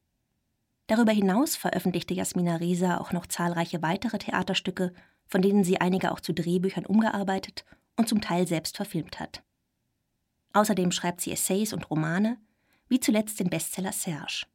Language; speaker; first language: German; native; German